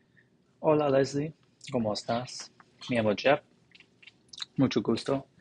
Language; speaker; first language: Spanish; non-native, learner; English